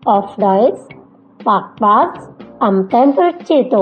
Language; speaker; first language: German; non-native, fluent; Indonesian